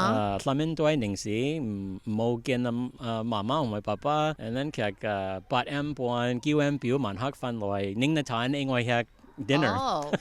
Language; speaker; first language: Cantonese; early bilingual, heritage; Cantonese